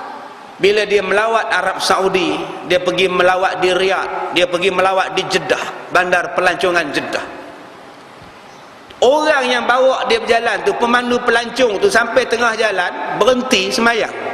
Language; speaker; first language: Malay; native; Malay